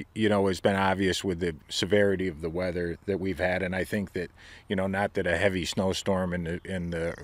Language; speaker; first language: English; native; English